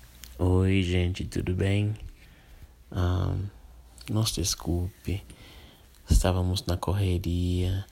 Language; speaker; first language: Portuguese; non-native, fluent; English